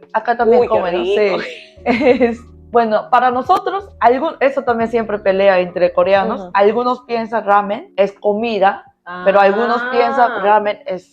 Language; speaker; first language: Spanish; non-native, learner; Korean